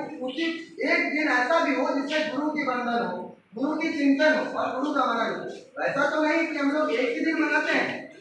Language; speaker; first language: Hindi; non-native, local second language; Bangla